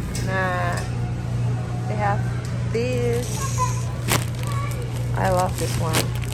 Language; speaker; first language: English; non-native, fluent; Indonesian